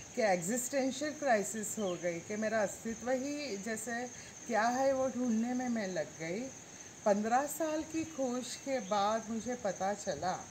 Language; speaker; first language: Hindi; non-native, local second language; Gujarati